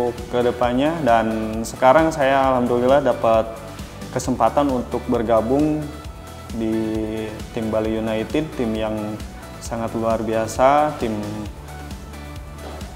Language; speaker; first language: Indonesian; native; Indonesian